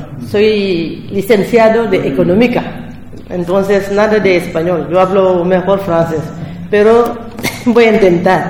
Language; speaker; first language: Spanish; non-native, learner; French